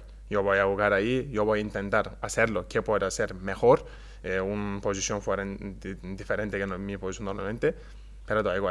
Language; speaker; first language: Spanish; non-native, learner; Turkish